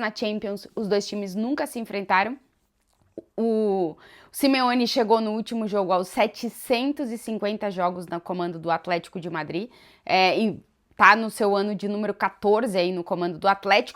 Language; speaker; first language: Portuguese; native; Portuguese